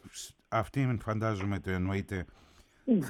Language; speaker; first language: Greek; native; Greek